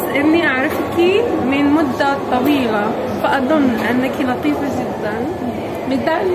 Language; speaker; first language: Arabic; native; Arabic